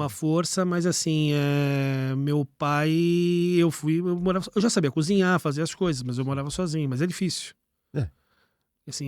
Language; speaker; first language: Portuguese; native; Portuguese